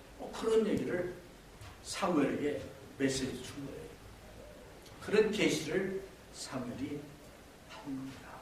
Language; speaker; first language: Korean; native; Korean